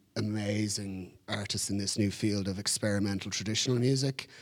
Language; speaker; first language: English; native; English